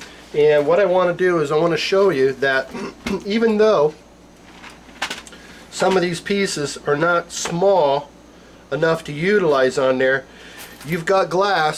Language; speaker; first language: English; native; English